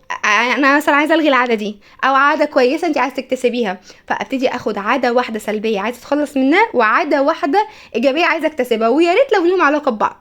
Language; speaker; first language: Arabic; native; Arabic